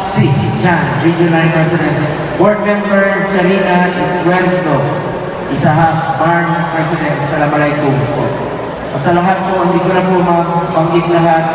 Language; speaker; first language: Filipino; non-native, local second language; Cebuano